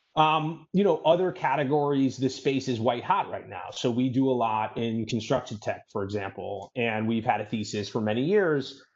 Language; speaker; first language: English; native; English